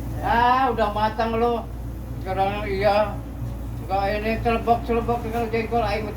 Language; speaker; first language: Indonesian; non-native, local second language; Sundanese